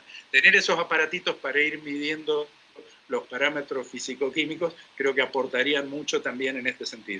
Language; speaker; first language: Spanish; native; Spanish